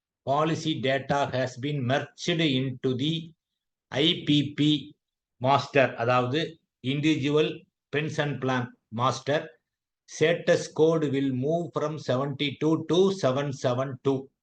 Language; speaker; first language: English; non-native, local second language; Tamil